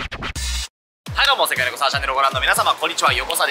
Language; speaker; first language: Japanese; native; Japanese